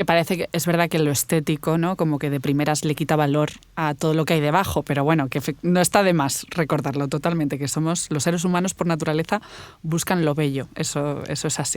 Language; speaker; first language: Spanish; native; Spanish